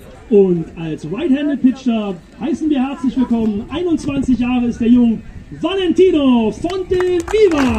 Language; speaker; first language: German; native; German